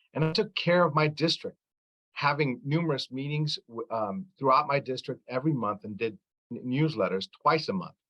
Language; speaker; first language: English; early bilingual, other home language; Arabic